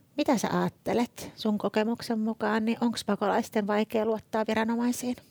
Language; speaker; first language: Finnish; native; Finnish